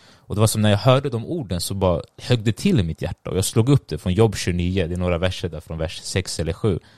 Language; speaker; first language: Swedish; early bilingual, other home language; Tigrinya